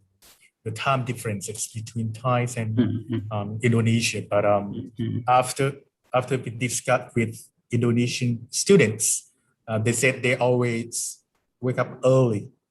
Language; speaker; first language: English; non-native, fluent; Thai